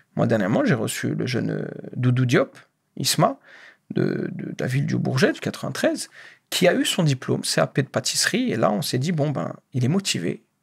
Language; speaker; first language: French; native; French